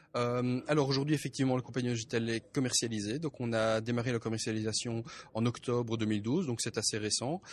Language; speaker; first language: French; native; French